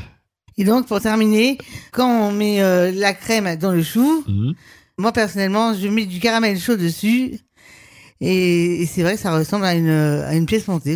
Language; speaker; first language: French; native; French